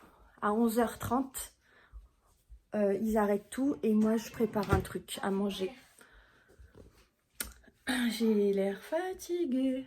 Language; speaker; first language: French; native; French